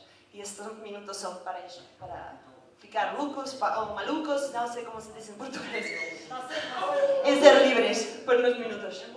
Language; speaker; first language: Portuguese; non-native, learner; Galician